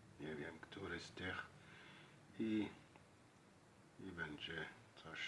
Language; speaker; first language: Polish; non-native, learner; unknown